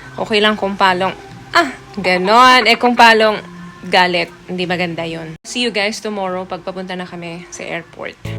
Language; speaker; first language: Filipino; non-native, local second language; Cebuano